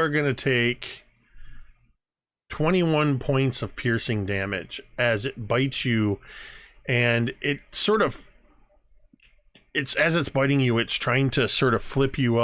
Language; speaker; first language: English; native; English